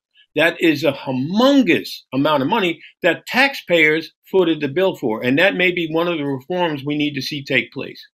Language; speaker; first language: English; native; English